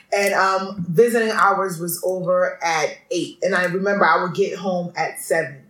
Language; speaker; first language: English; early bilingual, other home language; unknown